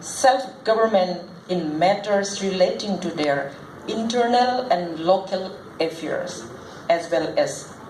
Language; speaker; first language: English; non-native, local second language; Assamese